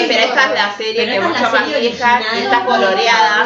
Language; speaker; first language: Spanish; native; Spanish